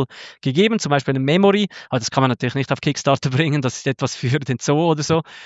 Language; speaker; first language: German; native; German